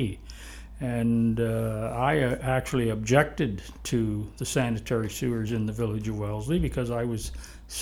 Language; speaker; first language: English; native; English